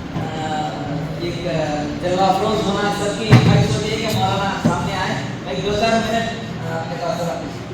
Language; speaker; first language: Urdu; native; Urdu